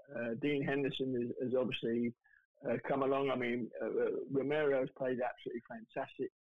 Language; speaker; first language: English; native; English